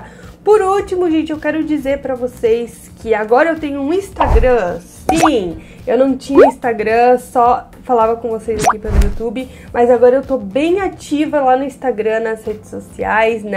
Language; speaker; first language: Portuguese; native; Portuguese